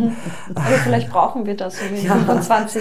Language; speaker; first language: German; native; German